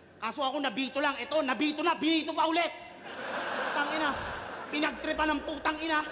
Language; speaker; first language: Filipino; native; Filipino